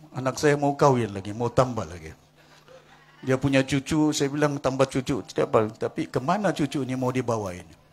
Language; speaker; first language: Malay; non-native, local second language; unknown